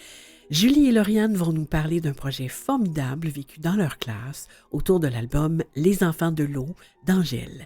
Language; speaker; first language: French; native; French